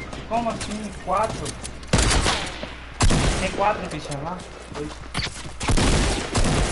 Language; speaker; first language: Portuguese; native; Portuguese